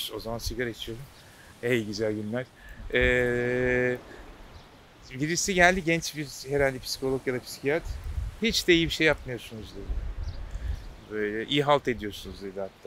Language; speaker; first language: Turkish; native; Turkish